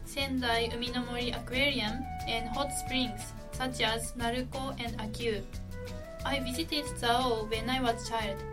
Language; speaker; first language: English; non-native, fluent; Japanese